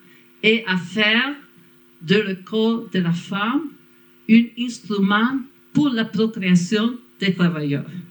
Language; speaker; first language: French; non-native, fluent; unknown